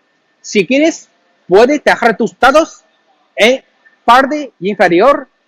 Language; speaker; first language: Spanish; non-native, learner; Chinese